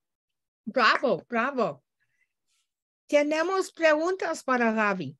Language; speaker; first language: Spanish; non-native, learner; English